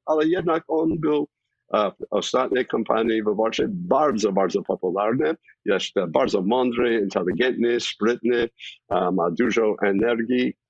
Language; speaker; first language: Polish; non-native, fluent; English